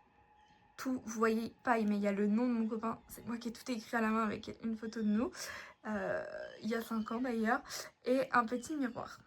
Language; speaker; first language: French; native; French